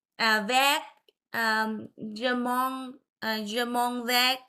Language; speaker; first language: French; non-native, learner; Vietnamese